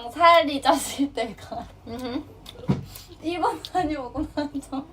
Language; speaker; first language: Korean; non-native, fluent; Thai